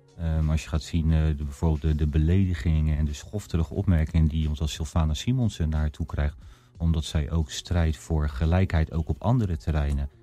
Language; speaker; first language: Dutch; native; Dutch